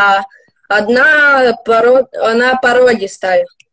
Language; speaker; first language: Russian; non-native, local second language; Ukrainian